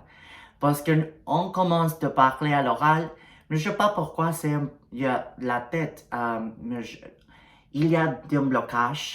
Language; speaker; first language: French; non-native, learner; Spanish